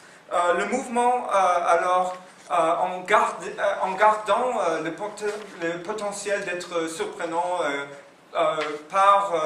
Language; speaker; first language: French; non-native, fluent; English